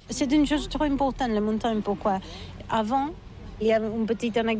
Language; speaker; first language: French; non-native, learner; Catalan